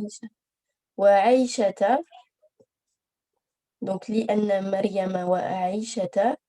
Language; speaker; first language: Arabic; non-native, learner; French